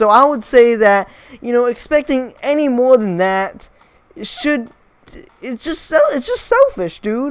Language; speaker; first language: English; native; English